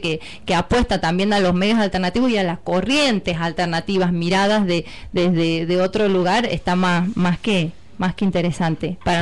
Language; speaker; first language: Spanish; native; Spanish